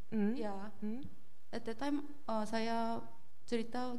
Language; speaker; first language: Indonesian; non-native, learner; Korean